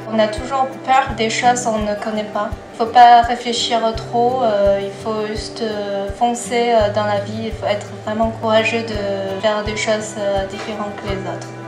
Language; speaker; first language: French; non-native, fluent; Chinese